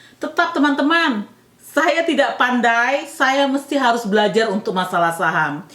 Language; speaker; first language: Indonesian; native; Indonesian